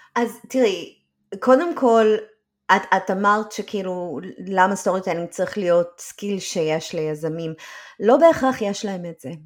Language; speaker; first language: Hebrew; early bilingual, other home language; English